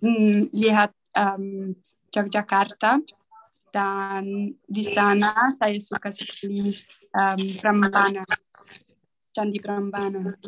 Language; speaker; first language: Indonesian; non-native, learner; Italian